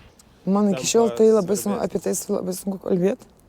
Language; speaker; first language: Lithuanian; early bilingual, other home language; Russian